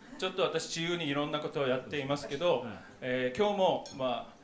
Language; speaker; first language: Japanese; non-native, fluent; Korean